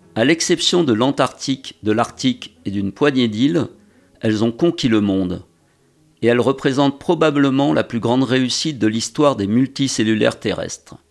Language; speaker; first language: French; native; French